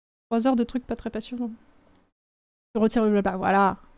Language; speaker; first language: French; native; French